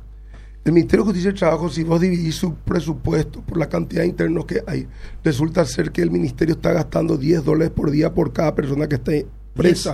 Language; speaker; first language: Spanish; native; Spanish